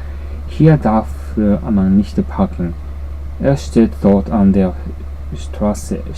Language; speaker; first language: German; non-native, learner; Japanese